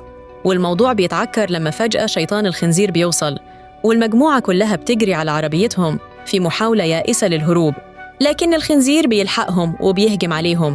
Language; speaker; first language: Arabic; native; Arabic